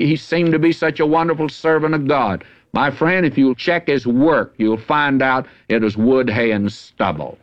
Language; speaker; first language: English; native; English